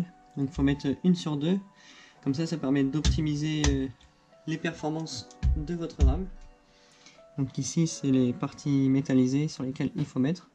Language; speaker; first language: French; native; French